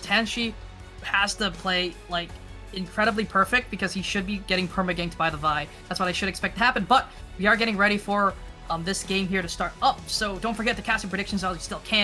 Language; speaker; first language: English; native; English